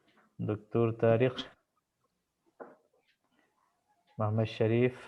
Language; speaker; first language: Arabic; non-native, fluent; Urdu